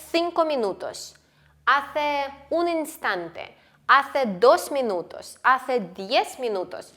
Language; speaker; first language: Spanish; non-native, fluent; Ukrainian